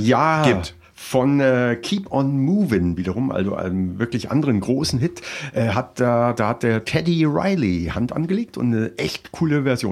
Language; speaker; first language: German; native; German